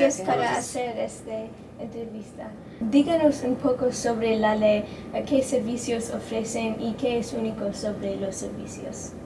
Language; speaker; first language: Spanish; non-native, learner; English